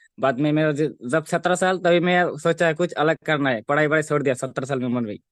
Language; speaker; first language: Hindi; non-native, local second language; Bangla